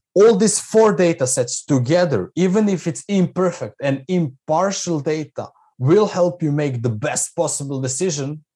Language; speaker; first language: English; non-native, fluent; Croatian